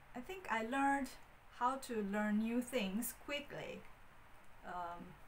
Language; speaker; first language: English; non-native, fluent; Chinese